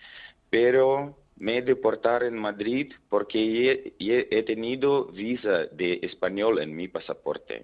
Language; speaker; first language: Spanish; non-native, learner; Belarusian